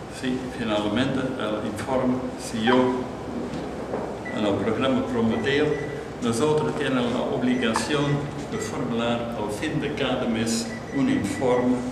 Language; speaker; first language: Spanish; non-native, fluent; Dutch